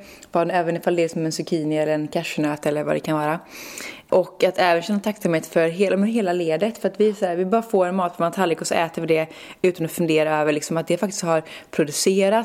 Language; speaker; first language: Swedish; native; Swedish